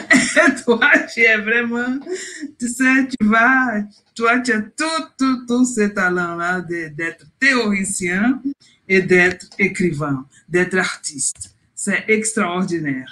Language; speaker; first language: French; non-native, fluent; Portuguese